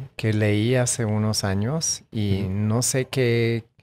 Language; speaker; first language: Spanish; non-native, fluent; English